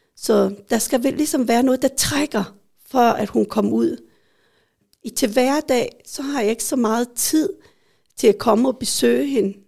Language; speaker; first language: Danish; early bilingual, other home language; Vietnamese